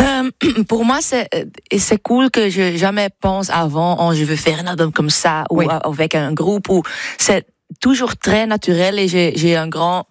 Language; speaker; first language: French; non-native, fluent; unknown